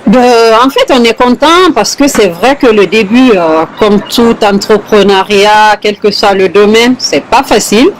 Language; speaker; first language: French; non-native, local second language; Fula